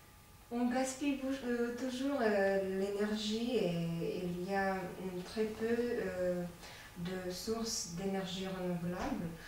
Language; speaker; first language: French; non-native, learner; Latvian